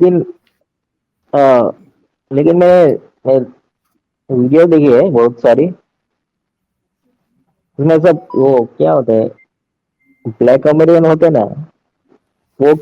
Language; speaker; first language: Hindi; native; Hindi